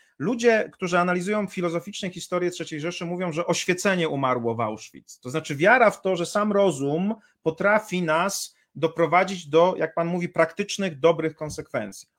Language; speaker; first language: Polish; native; Polish